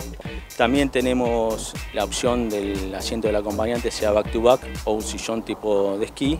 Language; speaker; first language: Spanish; native; Spanish